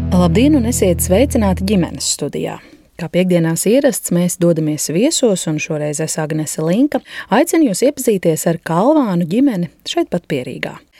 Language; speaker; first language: Latvian; native; Latvian